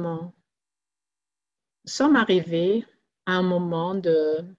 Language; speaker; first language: French; non-native, fluent; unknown